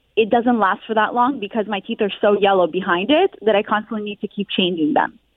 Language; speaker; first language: English; non-native, fluent; Hebrew